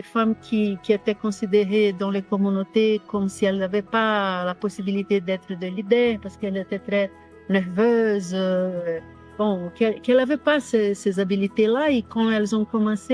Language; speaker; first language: French; non-native, fluent; Portuguese